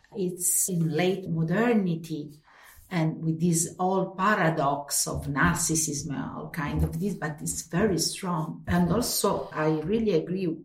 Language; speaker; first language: English; non-native, fluent; Italian